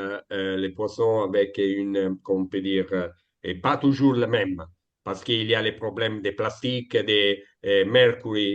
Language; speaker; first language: French; non-native, fluent; Italian